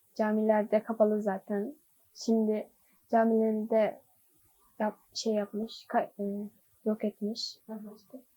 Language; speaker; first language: Turkish; non-native, learner; Chinese